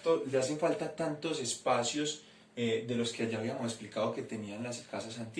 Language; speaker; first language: Spanish; native; Spanish